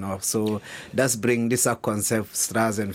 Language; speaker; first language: German; non-native, learner; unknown